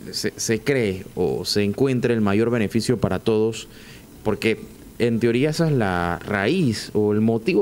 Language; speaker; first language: Spanish; native; Spanish